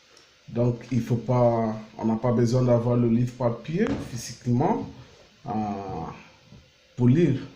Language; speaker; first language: French; non-native, learner; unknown